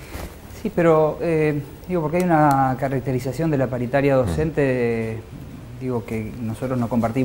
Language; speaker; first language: Spanish; native; Spanish